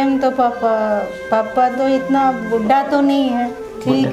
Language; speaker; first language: Hindi; early bilingual, other home language; Nepali